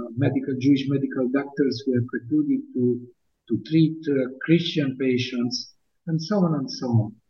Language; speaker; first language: English; non-native, fluent; Romanian